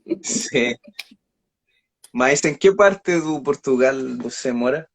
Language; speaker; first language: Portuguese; non-native, learner; Spanish